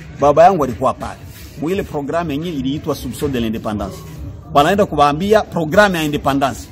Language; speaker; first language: Swahili; non-native, local second language; Kinyarwanda